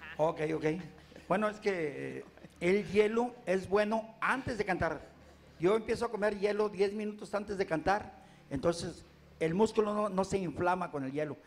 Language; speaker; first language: Spanish; native; Spanish